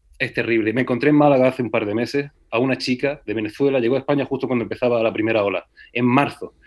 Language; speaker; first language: Spanish; native; Spanish